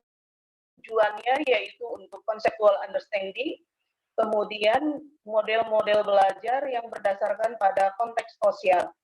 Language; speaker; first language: Indonesian; native; Indonesian